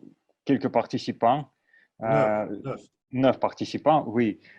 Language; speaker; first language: French; non-native, learner; Russian